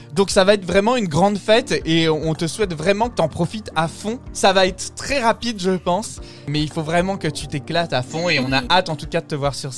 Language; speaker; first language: French; native; French